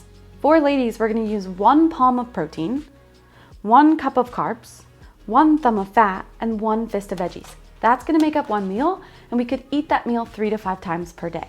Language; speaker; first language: English; native; English